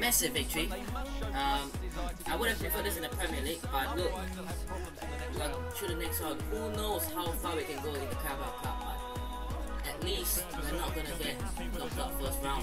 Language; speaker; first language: English; native; English